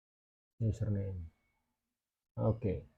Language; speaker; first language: English; non-native, learner; Indonesian